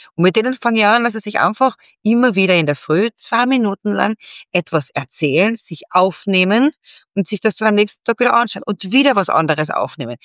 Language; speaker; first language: German; native; German